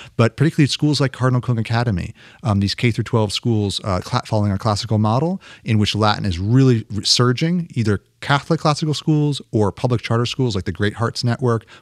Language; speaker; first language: English; native; English